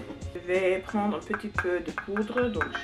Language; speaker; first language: French; non-native, learner; English